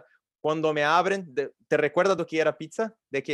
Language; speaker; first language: Spanish; non-native, learner; Portuguese